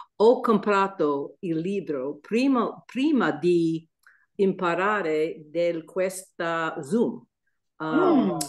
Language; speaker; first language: Italian; non-native, learner; English